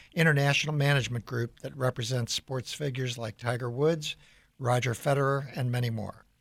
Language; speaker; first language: English; native; English